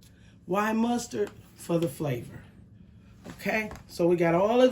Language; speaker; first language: English; native; English